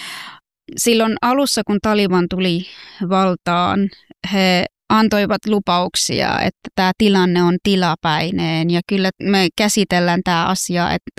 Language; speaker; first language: Finnish; early bilingual, other home language; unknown